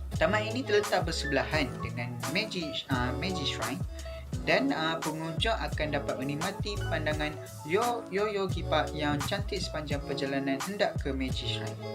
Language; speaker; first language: Malay; native; Malay